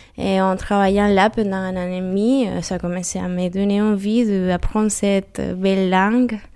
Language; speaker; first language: French; non-native, learner; Spanish